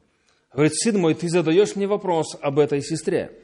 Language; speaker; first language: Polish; non-native, learner; Russian